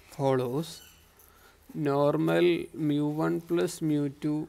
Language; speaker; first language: English; non-native, local second language; Malayalam